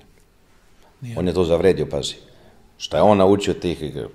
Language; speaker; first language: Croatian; non-native, fluent; Italian